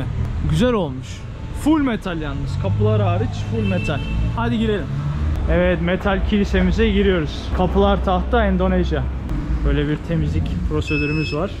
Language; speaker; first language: Turkish; native; Turkish